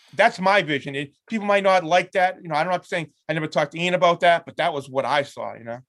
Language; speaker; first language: English; native; English